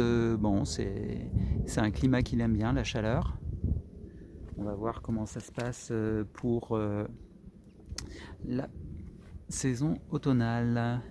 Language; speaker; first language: French; native; French